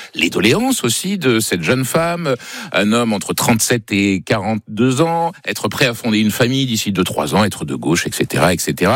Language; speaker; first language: French; native; French